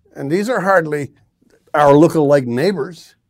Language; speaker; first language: English; native; English